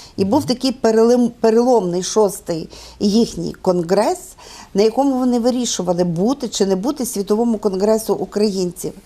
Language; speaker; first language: Ukrainian; native; Ukrainian